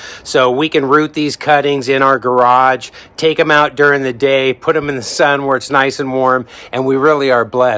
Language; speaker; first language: English; native; English